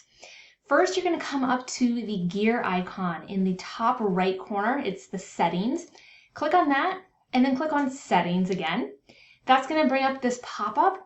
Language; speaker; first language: English; native; English